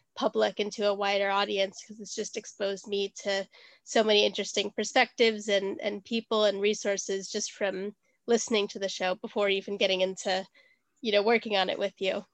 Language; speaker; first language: English; native; English